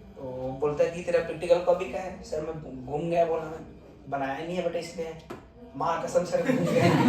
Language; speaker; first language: Hindi; native; Hindi